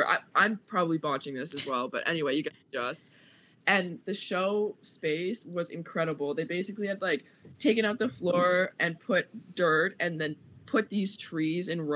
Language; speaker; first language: English; native; English